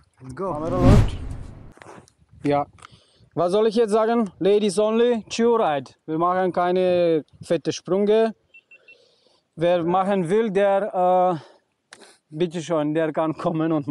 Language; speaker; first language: German; non-native, learner; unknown